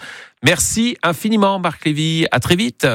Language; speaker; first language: French; native; French